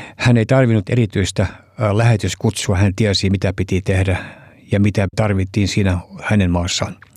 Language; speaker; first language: Finnish; early bilingual, heritage; Finnish